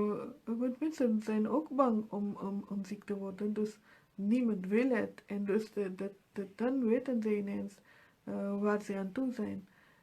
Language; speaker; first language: Dutch; non-native, fluent; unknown